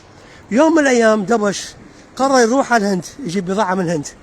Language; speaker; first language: Arabic; native; Arabic